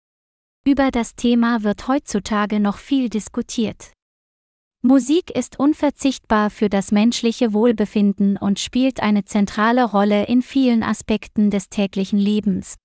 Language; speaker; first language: German; non-native, learner; Vietnamese